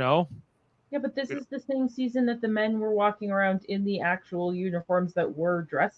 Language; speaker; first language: English; native; English